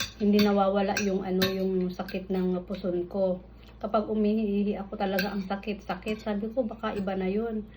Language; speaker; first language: Filipino; non-native, local second language; Iloko